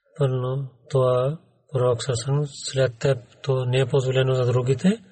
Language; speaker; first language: Bulgarian; non-native, learner; Urdu